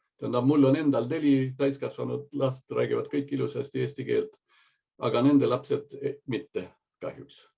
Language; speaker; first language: Estonian; early bilingual, heritage; Estonian